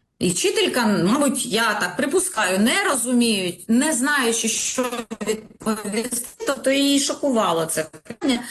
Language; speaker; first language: Ukrainian; non-native, local second language; Russian